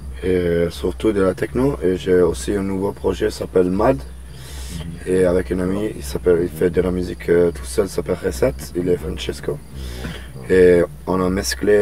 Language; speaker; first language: French; non-native, learner; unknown